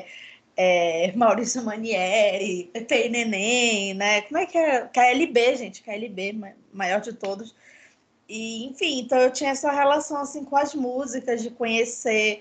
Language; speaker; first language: Portuguese; native; Portuguese